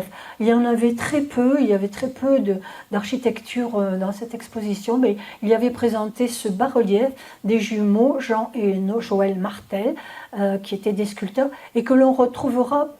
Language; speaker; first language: French; native; French